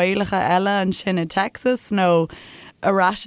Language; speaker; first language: Irish; native; Irish